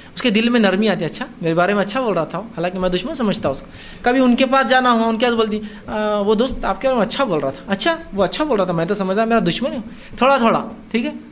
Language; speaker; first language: Urdu; native; Urdu